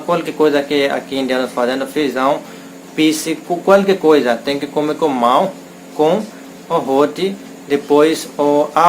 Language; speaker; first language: Portuguese; non-native, learner; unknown